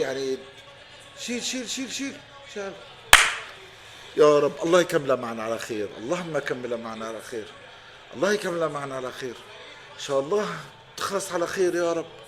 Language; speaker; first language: Arabic; native; Arabic